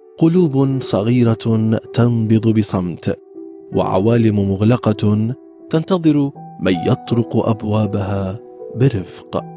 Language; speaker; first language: Arabic; native; Arabic